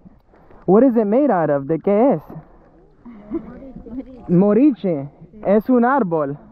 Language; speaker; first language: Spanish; non-native, learner; English